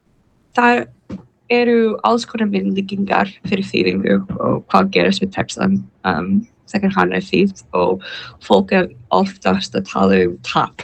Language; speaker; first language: Icelandic; non-native, learner; English